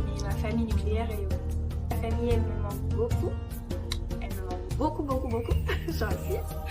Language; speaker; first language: French; native; French